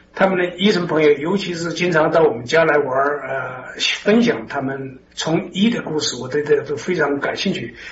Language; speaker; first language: Chinese; native; Chinese